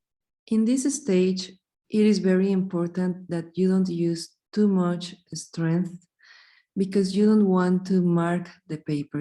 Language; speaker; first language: English; non-native, fluent; Spanish